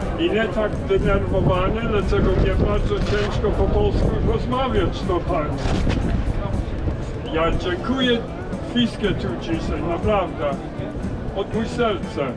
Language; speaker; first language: Polish; non-native, learner; English